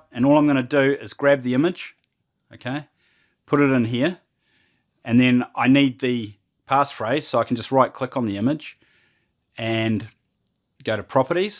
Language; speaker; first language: English; native; English